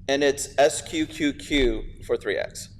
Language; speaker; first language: English; native; English